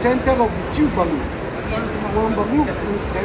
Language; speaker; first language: English; non-native, learner; Italian